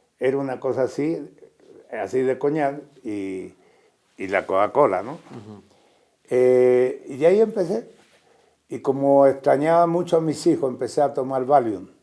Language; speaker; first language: Spanish; native; Spanish